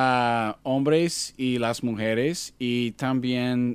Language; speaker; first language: Spanish; non-native, learner; English